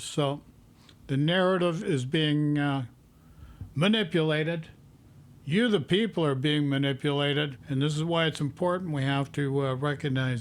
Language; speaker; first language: English; native; English